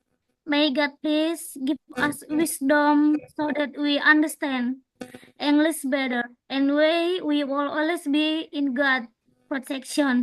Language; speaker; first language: English; non-native, learner; Indonesian